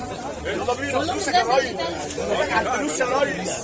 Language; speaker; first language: Arabic; native; Arabic